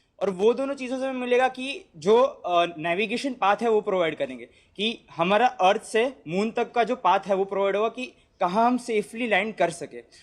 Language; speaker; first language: Hindi; non-native, local second language; Gujarati